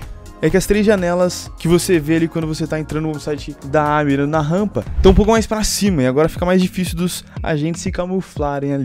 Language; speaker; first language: Portuguese; native; Portuguese